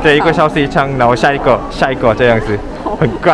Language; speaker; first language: Chinese; non-native, learner; Korean